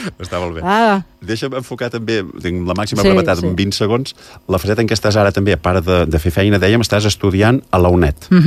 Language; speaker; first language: Catalan; native; Catalan